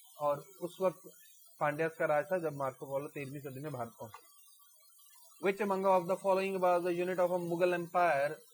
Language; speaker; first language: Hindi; non-native, local second language; Punjabi